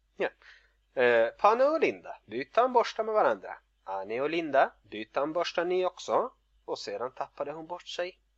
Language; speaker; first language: Swedish; non-native, fluent; Russian